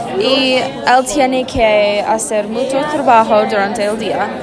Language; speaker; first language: Spanish; non-native, learner; English